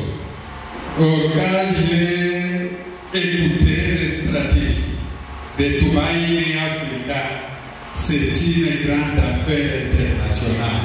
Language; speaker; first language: French; non-native, local second language; Swahili